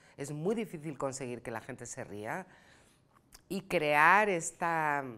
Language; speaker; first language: Spanish; native; Spanish